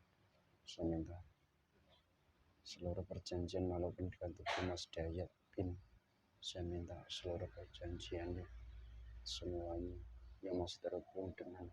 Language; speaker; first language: Indonesian; native; Indonesian